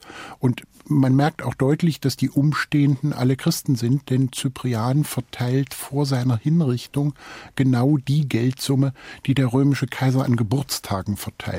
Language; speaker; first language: German; native; German